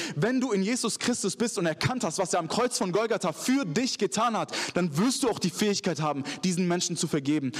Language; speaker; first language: German; early bilingual, other home language; Arabic